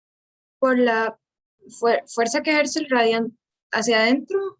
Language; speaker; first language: Spanish; native; Spanish